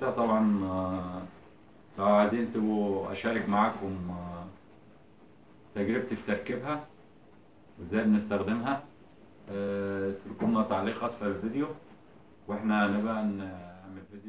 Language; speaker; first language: Arabic; native; Arabic